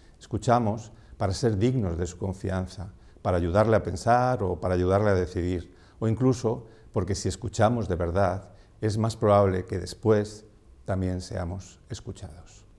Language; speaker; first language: Spanish; non-native, local second language; Catalan